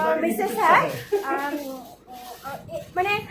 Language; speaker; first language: Hindi; non-native, local second language; Bangla